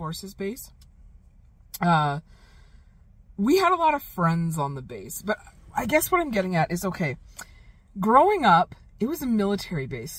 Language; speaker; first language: English; native; English